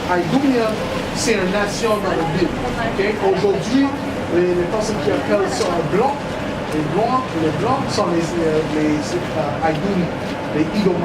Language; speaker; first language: French; non-native, learner; English